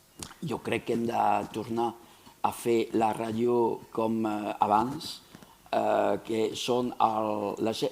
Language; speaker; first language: Catalan; non-native, fluent; French